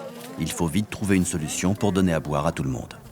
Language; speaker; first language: French; native; French